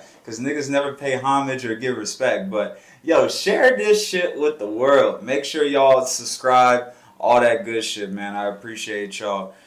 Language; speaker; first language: English; native; English